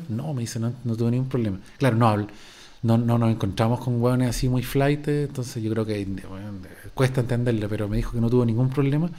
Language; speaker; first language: Spanish; native; Spanish